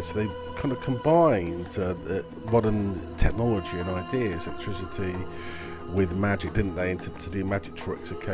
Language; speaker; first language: English; native; English